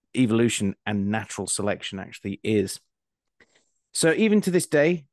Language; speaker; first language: English; native; English